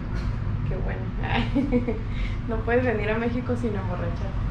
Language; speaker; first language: Spanish; native; Spanish